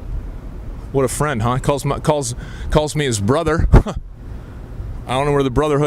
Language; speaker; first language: English; native; English